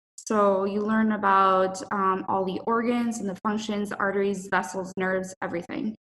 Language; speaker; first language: English; native; English